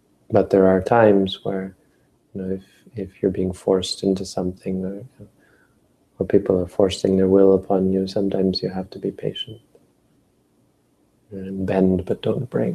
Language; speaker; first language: English; native; English